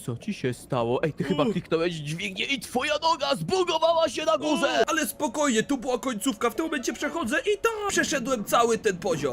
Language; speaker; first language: Polish; native; Polish